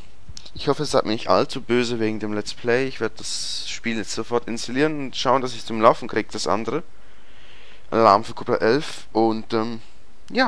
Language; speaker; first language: German; native; German